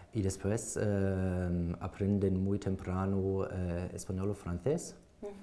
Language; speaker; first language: Spanish; non-native, learner; German